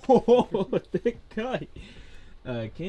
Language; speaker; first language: Japanese; non-native, learner; English